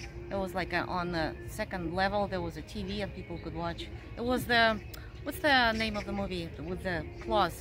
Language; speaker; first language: English; non-native, fluent; Russian